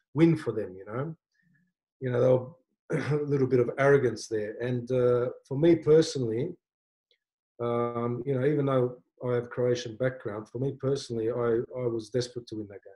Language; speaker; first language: English; native; English